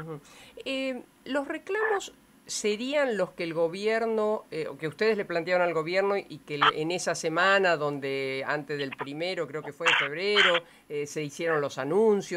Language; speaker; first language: Spanish; native; Spanish